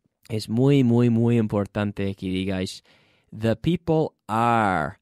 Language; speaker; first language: Spanish; non-native, fluent; English